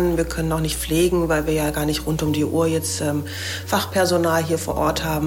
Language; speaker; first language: German; native; German